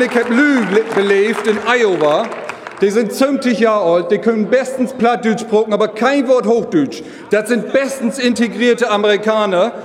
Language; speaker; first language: German; non-native, local second language; Low German